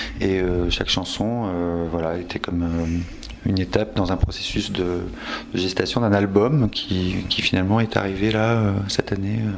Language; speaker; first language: French; native; French